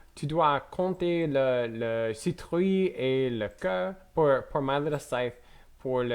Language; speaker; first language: French; non-native, learner; English